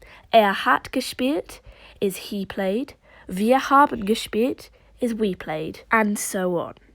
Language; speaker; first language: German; non-native, learner; English